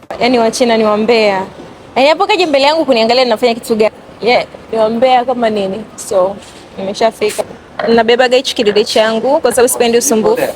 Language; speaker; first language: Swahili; native; Swahili